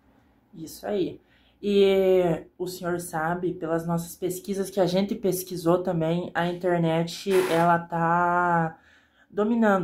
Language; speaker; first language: Portuguese; native; Portuguese